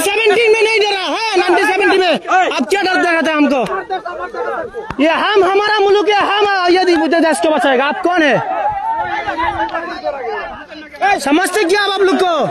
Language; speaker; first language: Hindi; non-native, learner; Bangla